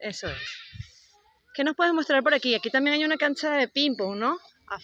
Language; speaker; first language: Spanish; native; Spanish